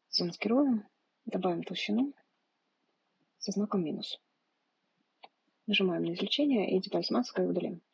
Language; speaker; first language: Russian; native; Russian